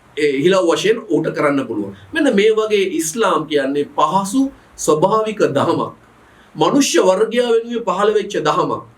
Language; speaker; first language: Sinhala; non-native, local second language; Tamil